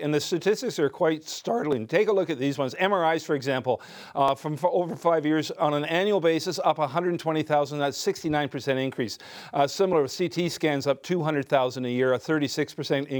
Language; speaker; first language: English; non-native, fluent; French